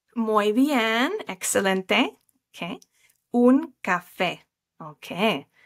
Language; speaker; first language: Spanish; non-native, fluent; English